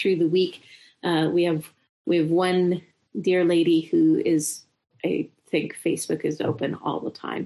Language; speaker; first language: English; native; English